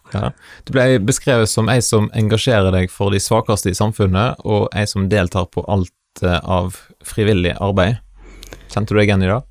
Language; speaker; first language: Norwegian; native; Norwegian